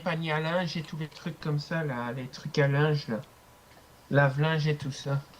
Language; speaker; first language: French; native; French